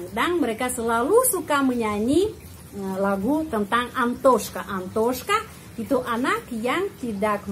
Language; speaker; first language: Indonesian; non-native, fluent; Russian